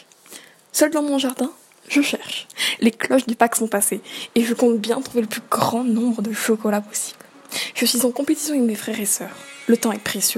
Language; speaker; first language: French; native; French